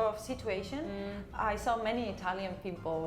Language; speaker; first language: English; non-native, fluent; Spanish